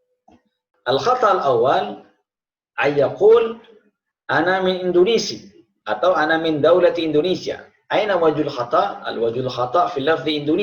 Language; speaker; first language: Arabic; non-native, fluent; Indonesian